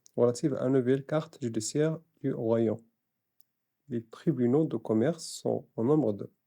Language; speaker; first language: French; non-native, local second language; Arabic